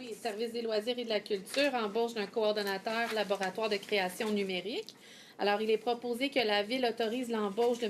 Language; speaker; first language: French; native; French